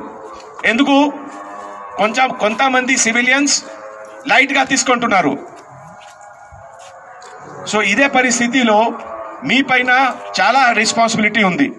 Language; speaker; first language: Telugu; non-native, fluent; Hindi